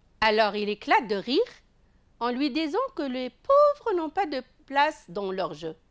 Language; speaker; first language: French; non-native, local second language; Arabic